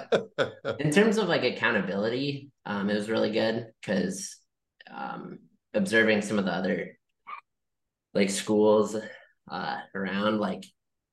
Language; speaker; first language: English; native; English